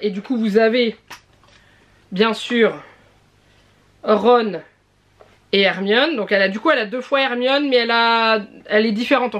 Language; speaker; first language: French; native; French